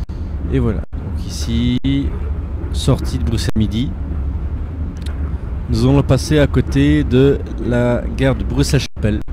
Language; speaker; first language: French; native; French